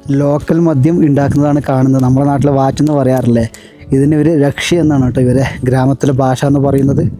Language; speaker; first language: Malayalam; native; Malayalam